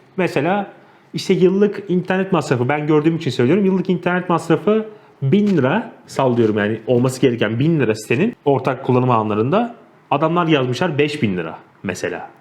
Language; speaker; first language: Turkish; native; Turkish